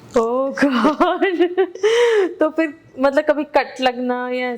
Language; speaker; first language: Hindi; native; Hindi